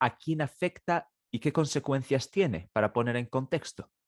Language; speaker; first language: Spanish; native; Spanish